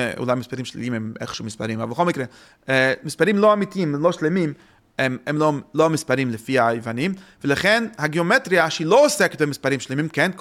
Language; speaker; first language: Hebrew; non-native, fluent; English